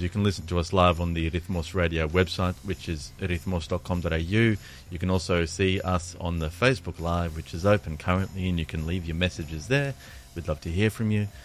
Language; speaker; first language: English; early bilingual, other home language; Greek